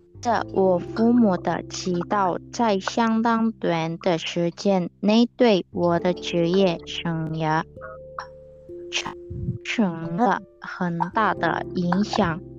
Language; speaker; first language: Chinese; non-native, learner; Indonesian